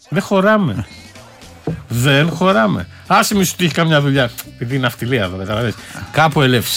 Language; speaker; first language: Greek; native; Greek